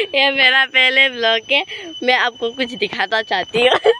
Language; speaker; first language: Hindi; non-native, local second language; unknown